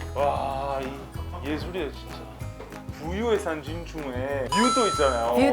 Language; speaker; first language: Korean; non-native, fluent; Italian